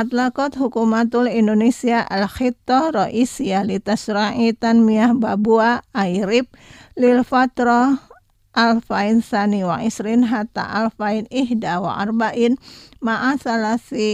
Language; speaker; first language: Arabic; non-native, fluent; Indonesian